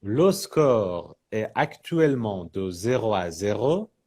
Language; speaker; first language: French; non-native, fluent; Persian